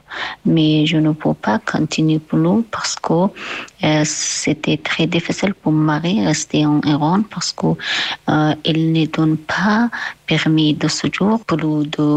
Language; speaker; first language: French; non-native, learner; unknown